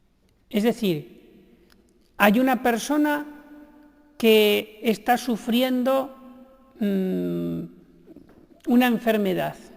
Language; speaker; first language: Spanish; native; Spanish